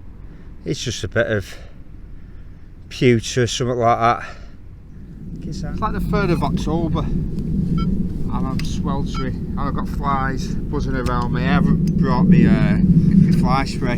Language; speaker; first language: English; native; English